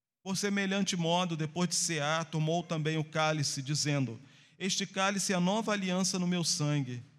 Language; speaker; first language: Portuguese; native; Portuguese